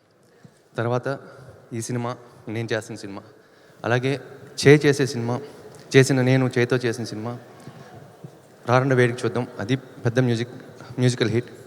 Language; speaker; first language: Telugu; native; Telugu